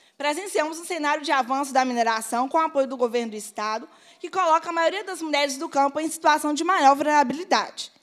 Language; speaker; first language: Portuguese; native; Portuguese